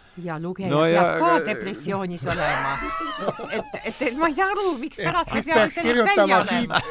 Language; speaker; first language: Estonian; non-native, local second language; Russian